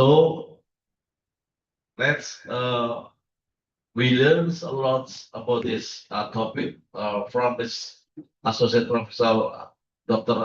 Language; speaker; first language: English; non-native, learner; Indonesian